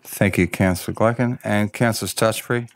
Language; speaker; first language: English; native; English